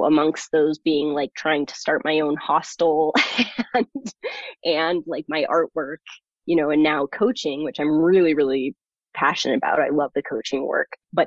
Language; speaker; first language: English; early bilingual, other home language; German